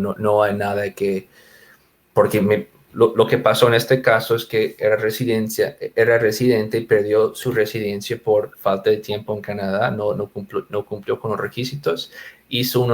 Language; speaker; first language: Spanish; non-native, fluent; English